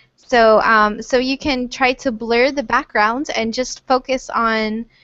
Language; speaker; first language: English; native; English